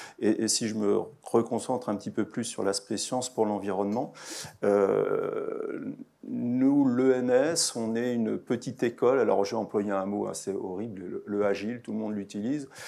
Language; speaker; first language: French; native; French